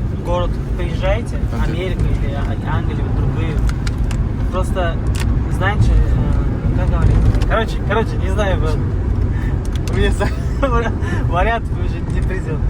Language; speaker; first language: Russian; non-native, learner; Uzbek